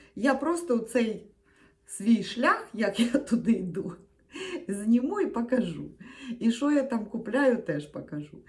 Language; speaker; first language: Ukrainian; native; Ukrainian